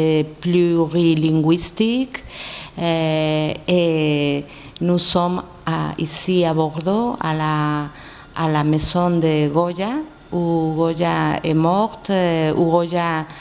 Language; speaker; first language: French; non-native, learner; Spanish